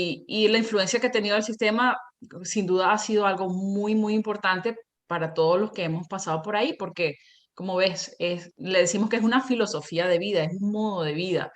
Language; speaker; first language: Spanish; native; Spanish